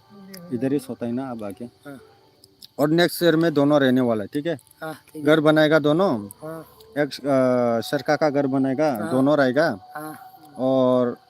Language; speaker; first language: Hindi; non-native, local second language; Bodo